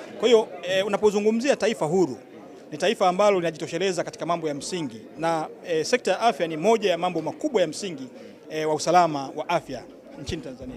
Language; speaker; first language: Swahili; native; Swahili